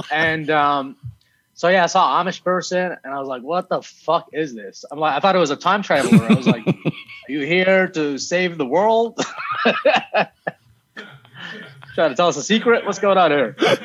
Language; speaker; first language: English; early bilingual, other home language; Arabic